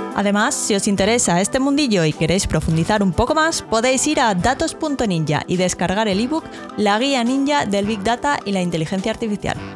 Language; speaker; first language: Spanish; native; Spanish